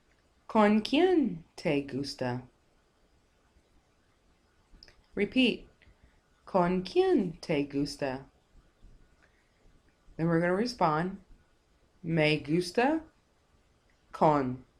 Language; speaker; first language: Spanish; non-native, fluent; English